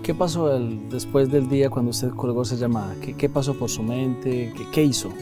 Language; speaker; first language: Spanish; native; Spanish